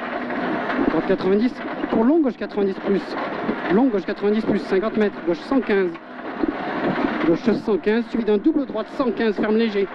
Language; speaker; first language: French; native; French